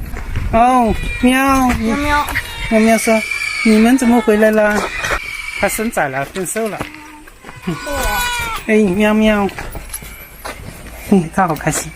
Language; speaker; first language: Chinese; native; Chinese